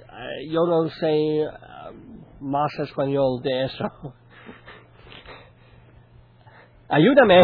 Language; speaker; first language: Spanish; non-native, learner; English